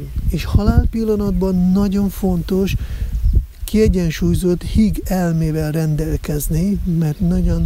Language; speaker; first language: Hungarian; non-native, fluent; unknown